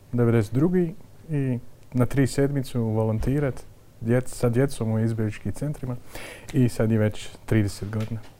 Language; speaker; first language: Croatian; non-native, fluent; Dutch